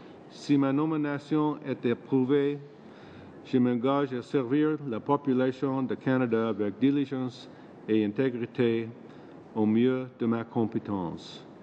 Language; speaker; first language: French; non-native, learner; English